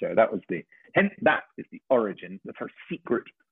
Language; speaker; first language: English; native; English